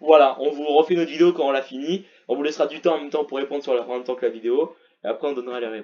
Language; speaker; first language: French; native; French